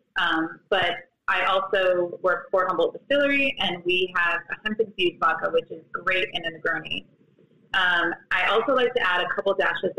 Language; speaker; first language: English; native; English